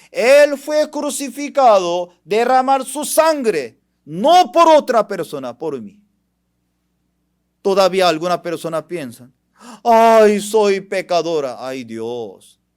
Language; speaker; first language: Spanish; non-native, fluent; Korean